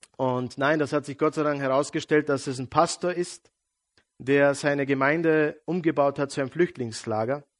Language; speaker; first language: German; non-native, fluent; Serbian